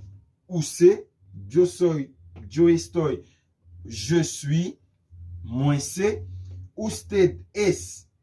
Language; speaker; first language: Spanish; non-native, fluent; Haitian Creole